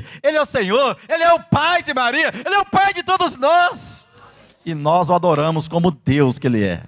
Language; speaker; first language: Portuguese; native; Portuguese